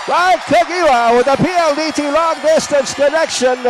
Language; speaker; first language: English; non-native, local second language; Filipino